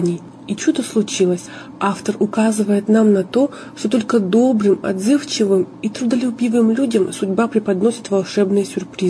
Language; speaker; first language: Russian; native; Russian